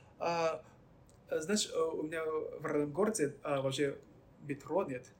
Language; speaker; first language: Russian; non-native, learner; Chinese